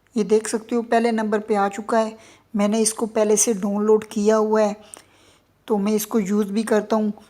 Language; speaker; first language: Urdu; non-native, local second language; Punjabi